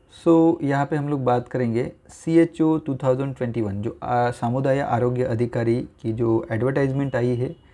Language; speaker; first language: Hindi; non-native, local second language; Marathi